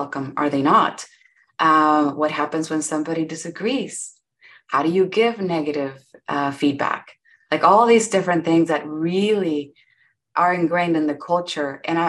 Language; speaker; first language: English; non-native, fluent; Spanish